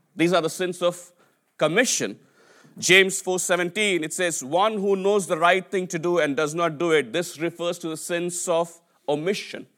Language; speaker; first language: English; non-native, local second language; Telugu